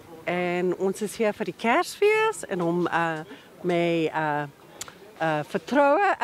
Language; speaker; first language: Dutch; non-native, learner; Afrikaans